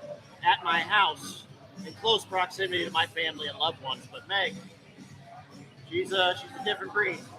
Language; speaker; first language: English; native; English